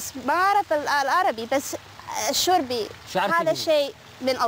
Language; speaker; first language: Arabic; non-native, learner; English